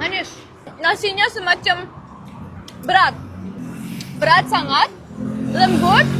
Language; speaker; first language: Indonesian; non-native, learner; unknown